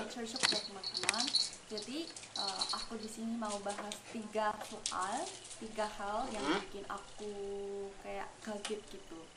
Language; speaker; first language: Indonesian; non-native, fluent; Korean